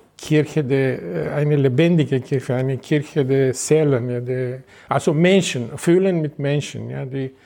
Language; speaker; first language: German; non-native, fluent; Romanian